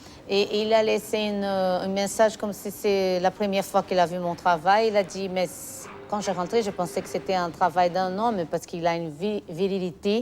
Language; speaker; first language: French; non-native, fluent; Portuguese